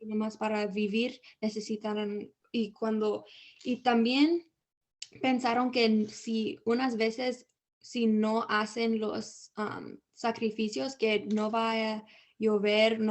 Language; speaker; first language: Spanish; early bilingual, heritage; Spanish